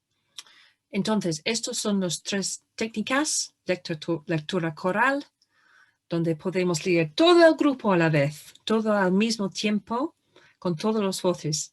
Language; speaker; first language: Spanish; non-native, fluent; English